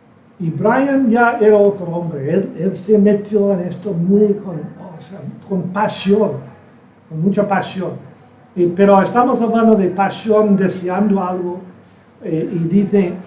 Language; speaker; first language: Spanish; non-native, fluent; English